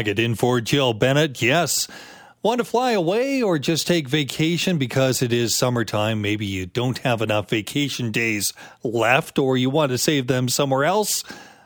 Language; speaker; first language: English; native; English